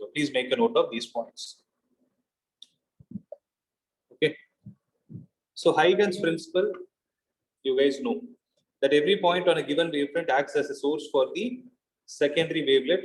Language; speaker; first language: English; non-native, local second language; Tamil